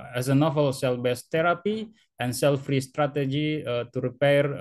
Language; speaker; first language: English; non-native, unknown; Indonesian